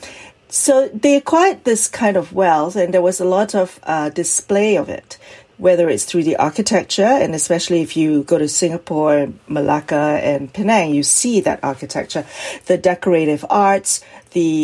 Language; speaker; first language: English; native; English